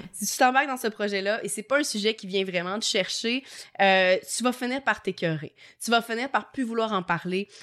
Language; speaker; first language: French; native; French